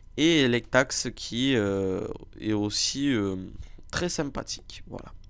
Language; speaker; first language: French; native; French